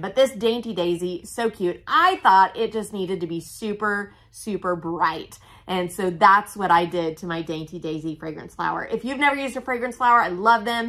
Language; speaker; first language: English; native; English